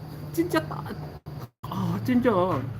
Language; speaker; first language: Korean; non-native, fluent; English